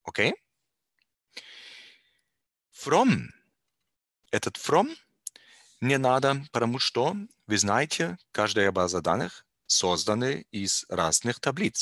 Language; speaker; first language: Russian; non-native, learner; German